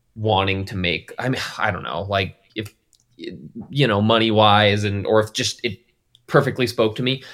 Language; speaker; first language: English; native; English